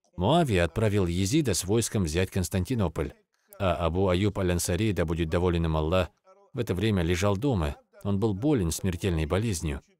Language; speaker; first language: Russian; non-native, local second language; Avaric